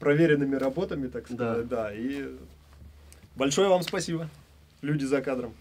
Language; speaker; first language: Russian; native; Russian